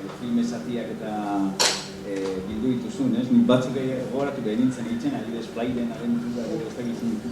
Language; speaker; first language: Basque; non-native, local second language; Spanish